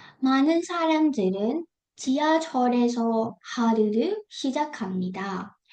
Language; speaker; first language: Korean; non-native, fluent; Burmese